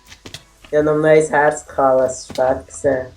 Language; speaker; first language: German; native; German